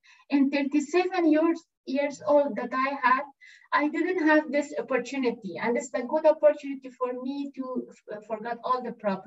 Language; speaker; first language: English; non-native, learner; Persian